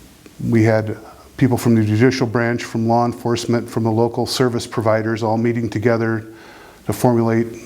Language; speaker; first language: English; native; English